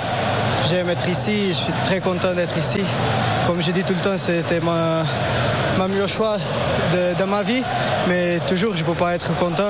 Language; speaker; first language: French; non-native, fluent; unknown